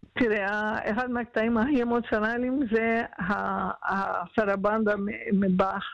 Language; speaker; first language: Hebrew; non-native, fluent; Portuguese